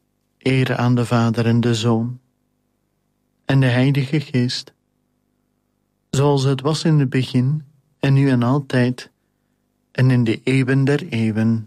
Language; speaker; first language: Dutch; native; Dutch